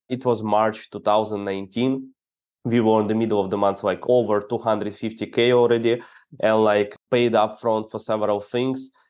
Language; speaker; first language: English; non-native, fluent; Ukrainian